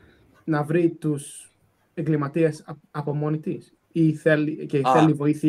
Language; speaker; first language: Greek; early bilingual, other home language; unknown